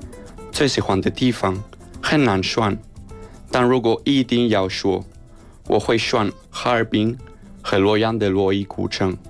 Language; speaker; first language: Chinese; non-native, learner; Spanish